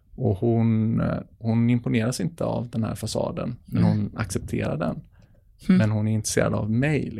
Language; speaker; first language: Swedish; native; Swedish